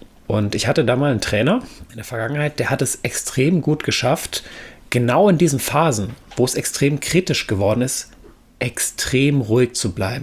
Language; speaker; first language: German; native; German